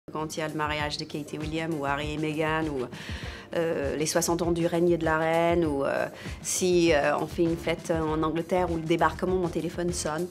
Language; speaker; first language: French; non-native, fluent; English